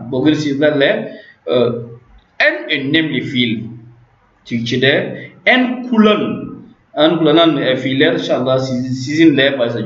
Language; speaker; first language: Turkish; non-native, learner; French